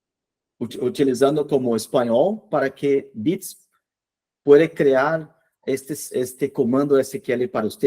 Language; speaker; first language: Spanish; non-native, fluent; Portuguese